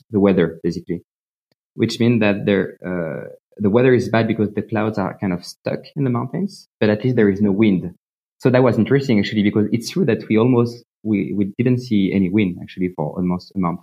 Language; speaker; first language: English; non-native, fluent; French